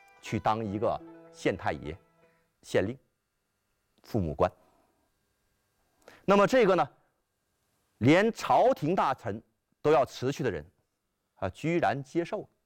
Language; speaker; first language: Chinese; native; Chinese